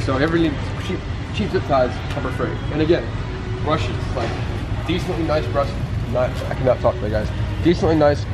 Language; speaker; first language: English; native; English